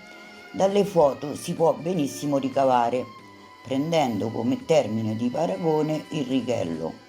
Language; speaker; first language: Italian; native; Italian